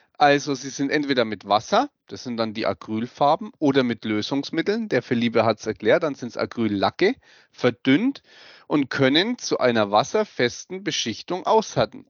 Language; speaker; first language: German; native; German